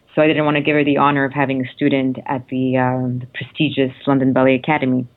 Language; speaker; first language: English; non-native, fluent; Italian